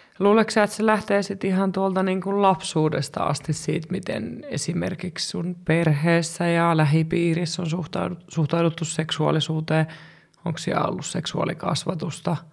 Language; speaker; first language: Finnish; native; Finnish